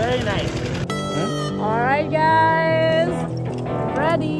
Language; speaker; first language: English; non-native, local second language; Nepali